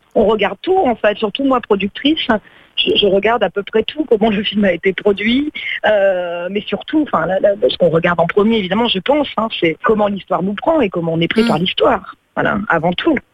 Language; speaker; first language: French; native; French